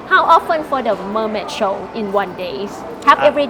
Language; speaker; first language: English; non-native, learner; Thai